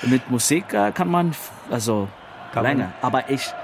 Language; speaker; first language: German; non-native, learner; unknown